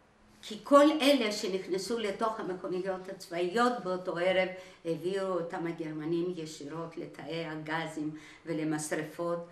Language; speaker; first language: Hebrew; non-native, fluent; Greek